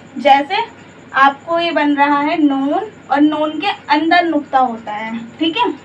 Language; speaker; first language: Hindi; native; Hindi